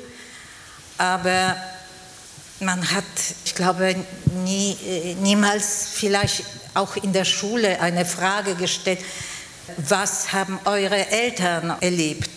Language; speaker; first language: German; non-native, fluent; Polish